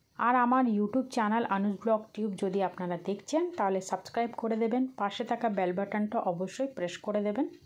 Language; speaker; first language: Bangla; non-native, local second language; Hindi